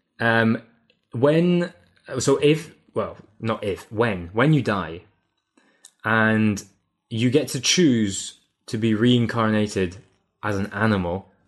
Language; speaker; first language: English; native; English